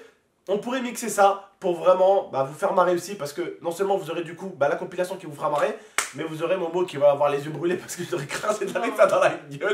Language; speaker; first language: French; native; French